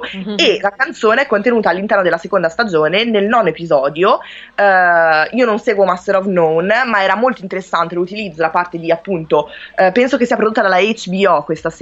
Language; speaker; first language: Italian; native; Italian